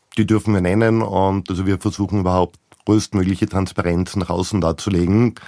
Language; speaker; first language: German; native; German